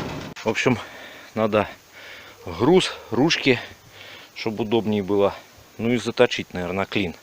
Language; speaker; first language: Russian; native; Russian